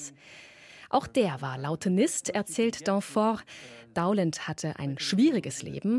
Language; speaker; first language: German; native; German